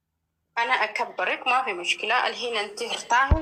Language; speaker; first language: Arabic; non-native, learner; Oromo